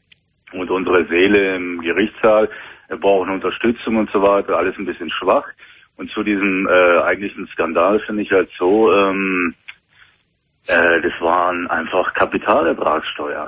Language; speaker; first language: German; native; German